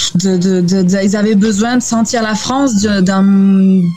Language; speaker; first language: French; native; French